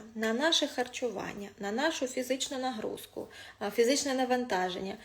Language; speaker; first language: Ukrainian; non-native, local second language; Russian